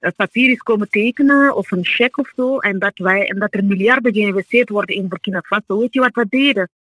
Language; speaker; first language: Dutch; non-native, fluent; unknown